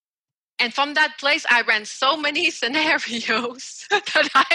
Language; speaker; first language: English; non-native, fluent; French